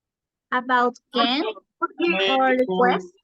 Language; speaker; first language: English; non-native, learner; Spanish